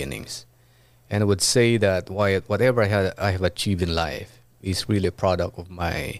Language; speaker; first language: English; non-native, local second language; Iloko